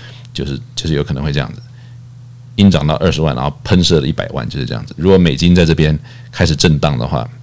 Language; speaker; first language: Chinese; native; Chinese